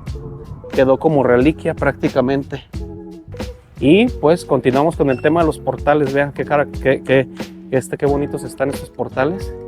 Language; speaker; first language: Spanish; native; Spanish